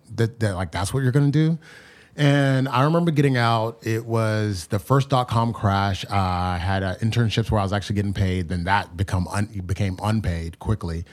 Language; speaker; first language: English; native; English